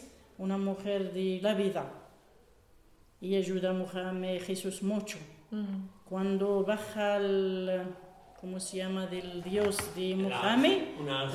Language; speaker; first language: Spanish; non-native, learner; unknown